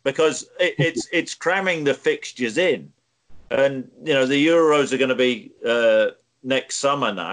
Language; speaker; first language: English; native; English